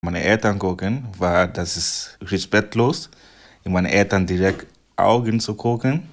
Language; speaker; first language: German; non-native, learner; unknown